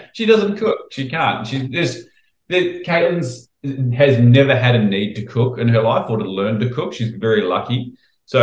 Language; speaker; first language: English; native; English